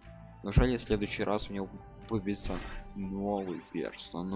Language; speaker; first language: Russian; native; Russian